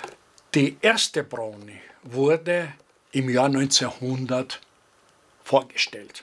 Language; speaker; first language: German; non-native, fluent; Greek